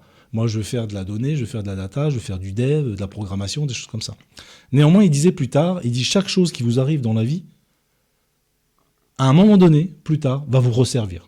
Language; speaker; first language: French; native; French